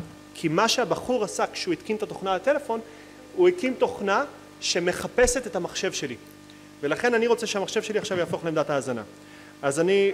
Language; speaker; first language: Hebrew; native; Hebrew